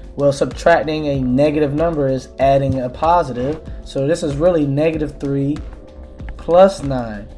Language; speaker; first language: English; native; English